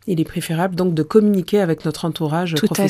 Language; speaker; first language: French; native; French